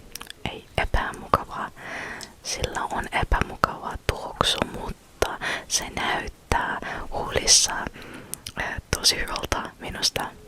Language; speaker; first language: Finnish; non-native, fluent; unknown